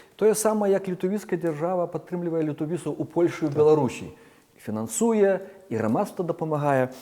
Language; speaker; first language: Belarusian; native; Belarusian